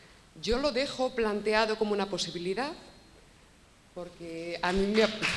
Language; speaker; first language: Spanish; native; Spanish